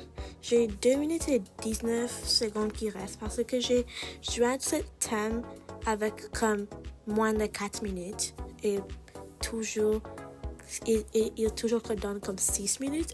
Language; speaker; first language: French; non-native, learner; English